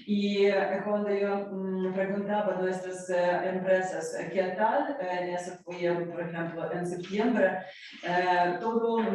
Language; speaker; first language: Spanish; non-native, learner; Ukrainian